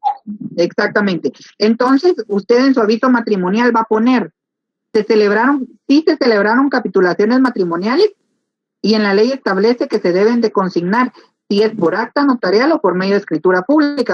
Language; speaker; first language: Spanish; native; Spanish